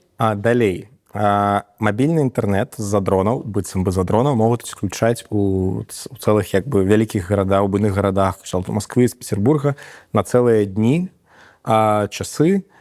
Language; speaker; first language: Belarusian; non-native, local second language; Russian